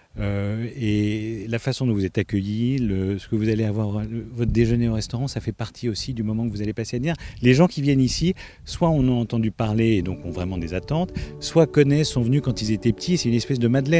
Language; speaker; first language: French; native; French